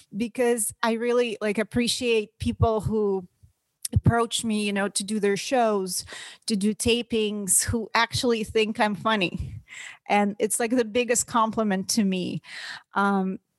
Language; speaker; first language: English; non-native, fluent; Russian